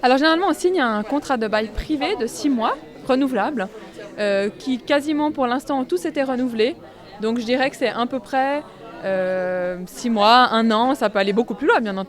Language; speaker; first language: French; native; French